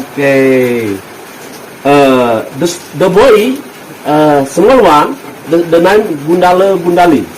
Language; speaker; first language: English; non-native, learner; Indonesian